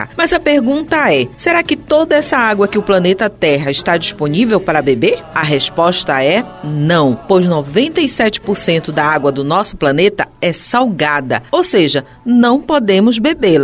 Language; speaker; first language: Portuguese; native; Portuguese